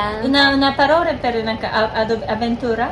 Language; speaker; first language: Italian; non-native, learner; Japanese